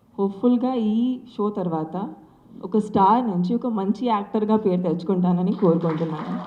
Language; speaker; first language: Telugu; non-native, local second language; Sindhi